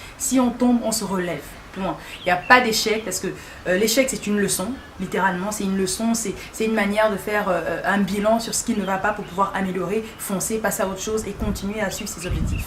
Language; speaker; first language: French; native; French